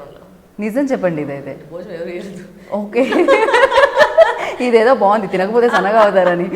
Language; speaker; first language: Telugu; native; Telugu